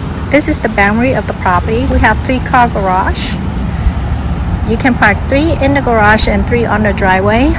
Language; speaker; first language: English; non-native, fluent; Vietnamese